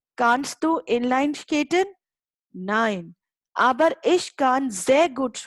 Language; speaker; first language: German; non-native, fluent; Hindi